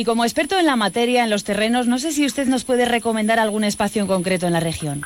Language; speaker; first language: Spanish; native; Spanish